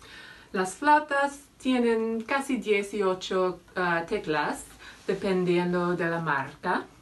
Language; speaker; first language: Spanish; non-native, fluent; English